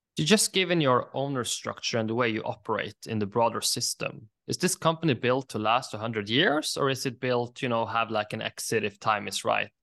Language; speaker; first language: English; non-native, fluent; Norwegian